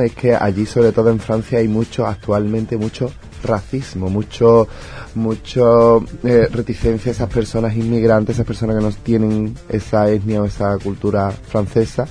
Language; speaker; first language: Spanish; native; Spanish